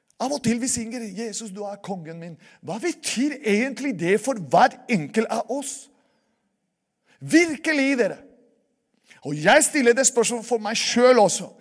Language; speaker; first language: Norwegian; non-native, fluent; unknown